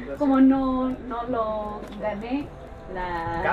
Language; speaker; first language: Spanish; non-native, learner; English